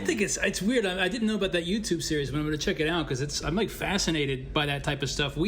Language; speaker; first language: English; native; English